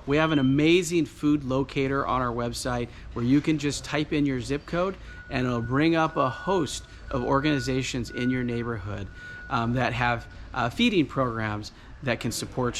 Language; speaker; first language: English; native; English